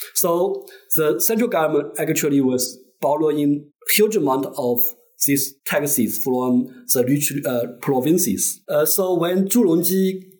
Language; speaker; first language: English; non-native, fluent; Chinese